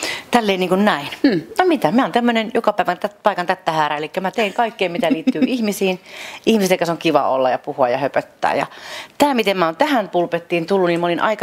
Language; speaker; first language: Finnish; native; Finnish